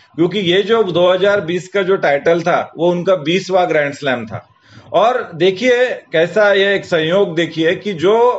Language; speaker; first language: Hindi; non-native, local second language; Marathi